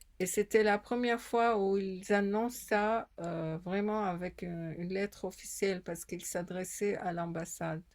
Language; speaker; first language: French; non-native, fluent; Arabic